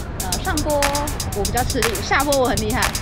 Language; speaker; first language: Chinese; native; Chinese